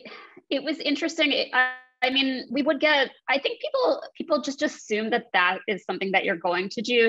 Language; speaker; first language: English; native; English